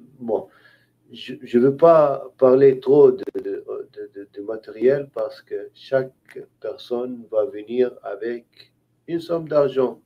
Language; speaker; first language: French; non-native, local second language; Haitian Creole